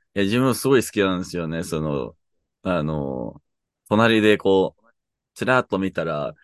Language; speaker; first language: Japanese; non-native, fluent; English